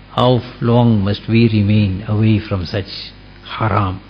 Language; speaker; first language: English; native; English